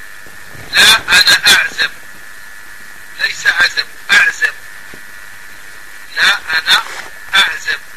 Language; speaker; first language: Arabic; non-native, fluent; French